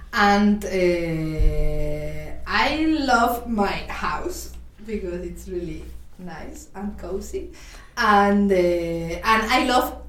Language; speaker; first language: English; non-native, fluent; Spanish